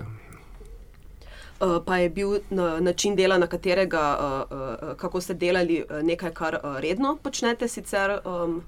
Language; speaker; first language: Slovenian; native; Slovenian